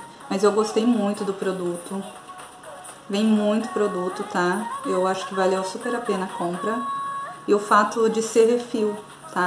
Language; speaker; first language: Portuguese; native; Portuguese